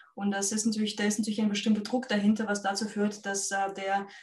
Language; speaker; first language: German; non-native, fluent; Russian